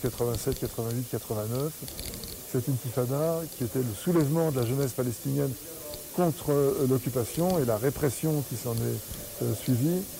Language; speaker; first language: French; native; French